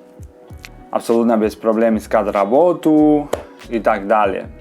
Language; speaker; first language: Russian; non-native, fluent; Spanish